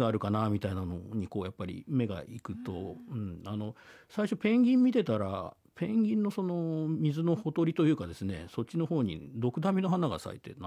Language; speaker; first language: Japanese; native; Japanese